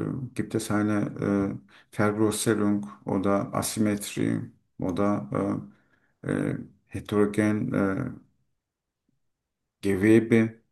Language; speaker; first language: German; non-native, learner; Turkish